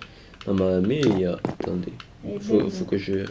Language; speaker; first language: French; native; French